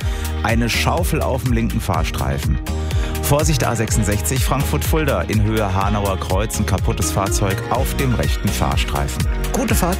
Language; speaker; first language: German; native; German